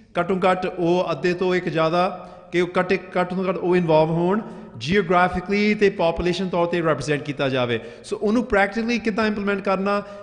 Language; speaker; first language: Punjabi; early bilingual, heritage; Punjabi